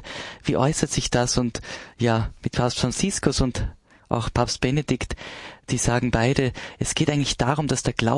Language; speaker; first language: German; native; German